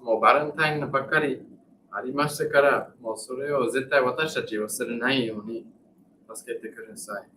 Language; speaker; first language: Japanese; non-native, fluent; English